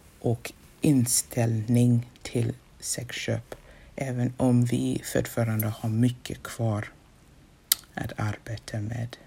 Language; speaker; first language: Swedish; non-native, fluent; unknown